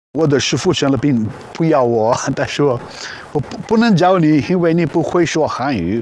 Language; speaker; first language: Chinese; non-native, learner; Italian